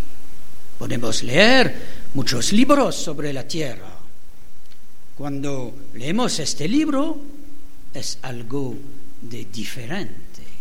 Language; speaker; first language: Spanish; non-native, learner; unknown